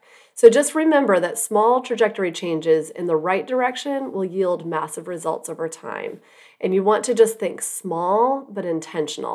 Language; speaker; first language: English; native; English